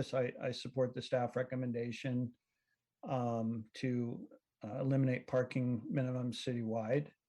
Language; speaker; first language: English; native; English